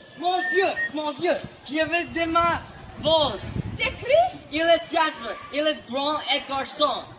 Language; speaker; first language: French; non-native, learner; English